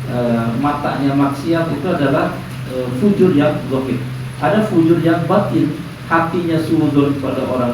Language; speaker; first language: Indonesian; native; Indonesian